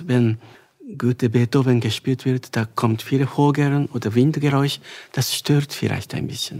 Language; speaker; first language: German; non-native, fluent; Japanese